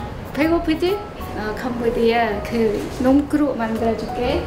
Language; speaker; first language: Korean; non-native, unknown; Khmer